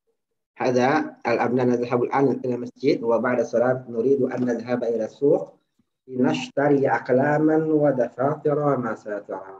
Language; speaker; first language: Arabic; non-native, fluent; Indonesian